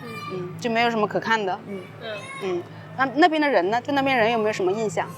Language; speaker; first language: Chinese; native; Chinese